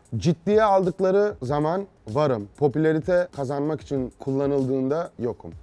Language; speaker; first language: Turkish; early bilingual, heritage; Turkish